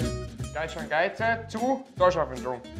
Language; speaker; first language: Chinese; non-native, learner; German